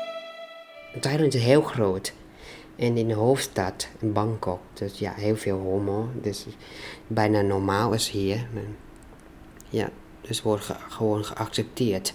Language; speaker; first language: Dutch; non-native, learner; Thai